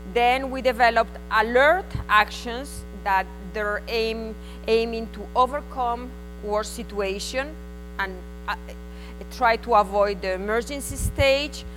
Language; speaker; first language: English; non-native, fluent; Spanish